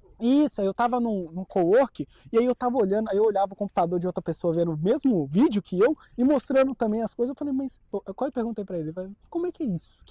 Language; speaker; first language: Portuguese; native; Portuguese